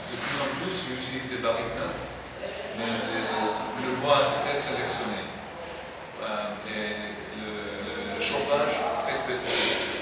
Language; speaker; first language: French; non-native, fluent; English